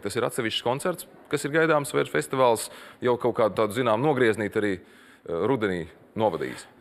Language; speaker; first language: Latvian; native; Latvian